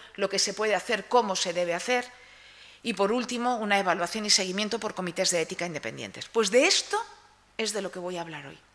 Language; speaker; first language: Spanish; native; Spanish